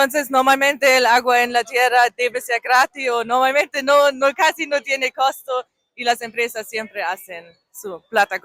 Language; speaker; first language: Spanish; non-native, fluent; German